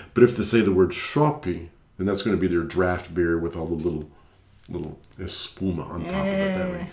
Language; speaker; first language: English; native; English